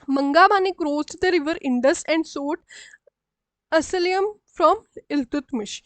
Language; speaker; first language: English; non-native, local second language; Punjabi